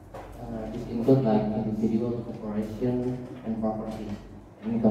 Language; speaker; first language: English; non-native, learner; Indonesian